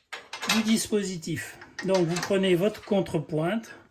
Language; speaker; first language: French; native; French